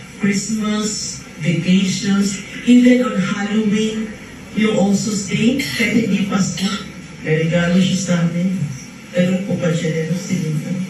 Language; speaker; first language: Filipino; non-native, local second language; Cebuano